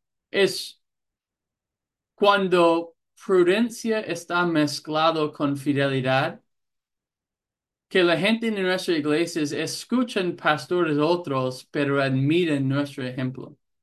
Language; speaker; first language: Spanish; non-native, fluent; English